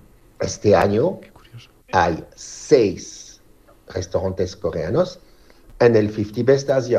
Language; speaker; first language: Spanish; non-native, learner; French